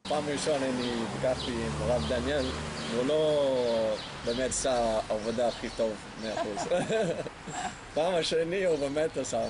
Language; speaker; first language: Hebrew; non-native, learner; English